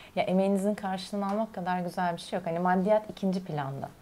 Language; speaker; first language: Turkish; native; Turkish